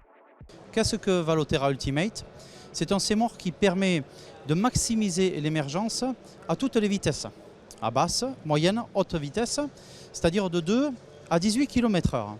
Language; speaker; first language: French; native; French